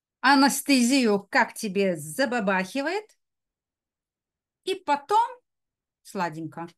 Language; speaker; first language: Russian; native; Russian